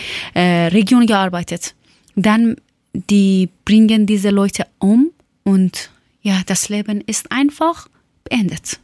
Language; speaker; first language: German; non-native, learner; Persian